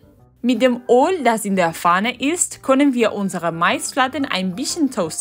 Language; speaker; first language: German; non-native, learner; Spanish